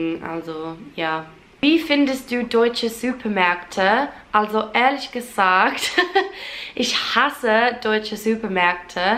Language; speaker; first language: German; non-native, fluent; English